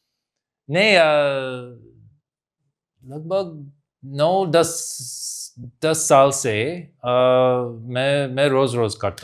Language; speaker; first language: Hindi; non-native, fluent; English